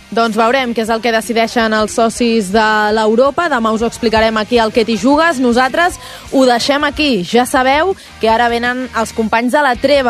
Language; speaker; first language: Catalan; native; Catalan